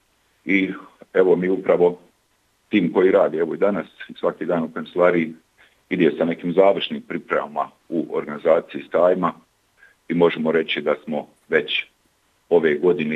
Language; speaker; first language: Bosnian; native; Bosnian